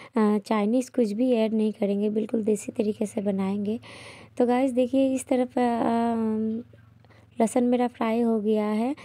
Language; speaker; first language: Hindi; non-native, local second language; Bangla